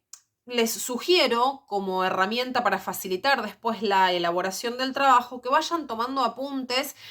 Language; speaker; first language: Spanish; native; Spanish